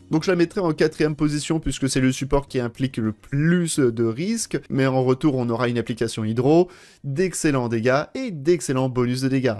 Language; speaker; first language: French; native; French